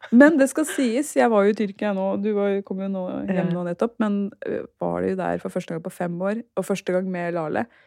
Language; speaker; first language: Norwegian; early bilingual, other home language; Turkish